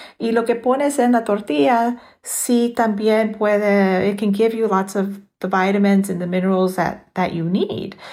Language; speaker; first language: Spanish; early bilingual, heritage; Spanish